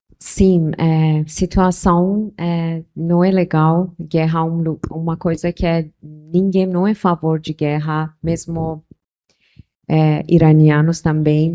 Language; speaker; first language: Portuguese; non-native, local second language; Persian